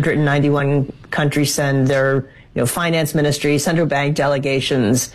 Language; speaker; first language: English; native; English